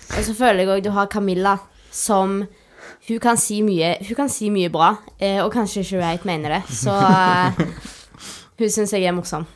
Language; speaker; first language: Norwegian; native; Norwegian